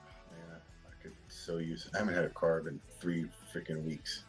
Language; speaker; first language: English; native; English